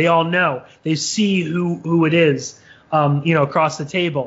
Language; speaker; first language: English; native; English